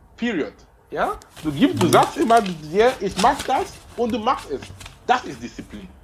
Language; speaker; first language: German; non-native, fluent; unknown